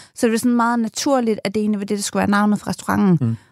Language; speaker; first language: Danish; native; Danish